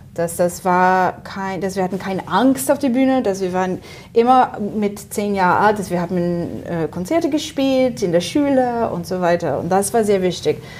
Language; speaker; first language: German; non-native, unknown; English